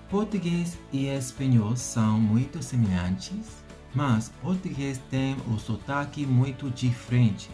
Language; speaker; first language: Portuguese; non-native, learner; English